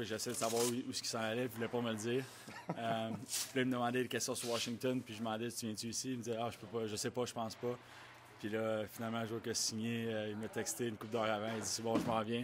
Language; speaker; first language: French; native; French